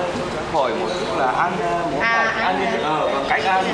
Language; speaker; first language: Vietnamese; non-native, fluent; Korean